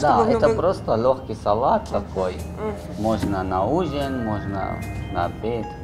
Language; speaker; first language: Russian; non-native, learner; Arabic